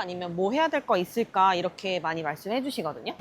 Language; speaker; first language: Korean; native; Korean